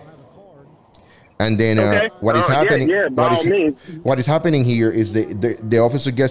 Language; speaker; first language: English; non-native, fluent; Spanish